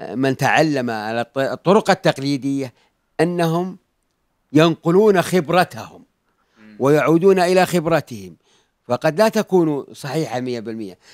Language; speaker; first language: Arabic; native; Arabic